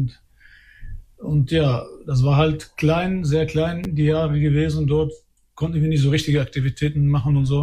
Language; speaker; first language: German; early bilingual, other home language; Albanian